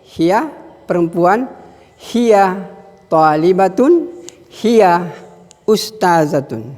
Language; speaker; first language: Arabic; non-native, fluent; Indonesian